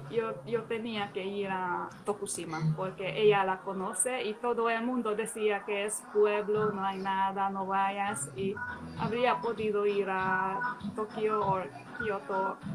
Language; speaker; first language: Spanish; non-native, fluent; Hungarian